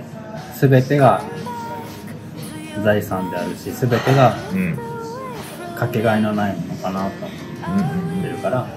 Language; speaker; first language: Japanese; native; Japanese